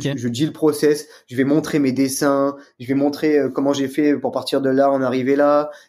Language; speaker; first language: French; native; French